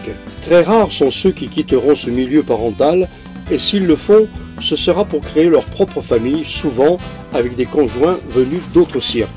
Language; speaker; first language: French; native; French